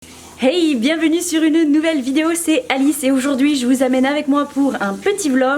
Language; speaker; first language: French; native; French